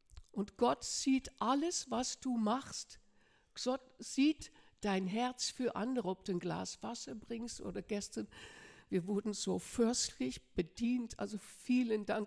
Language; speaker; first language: German; non-native, fluent; Dutch